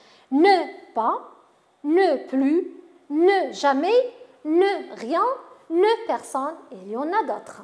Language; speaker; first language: French; non-native, local second language; Arabic